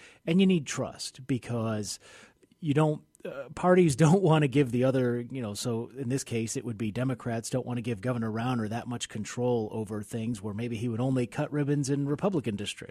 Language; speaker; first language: English; native; English